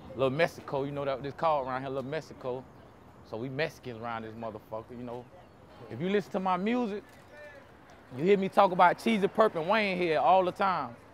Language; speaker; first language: English; native; English